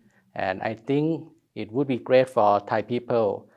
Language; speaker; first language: English; non-native, learner; Thai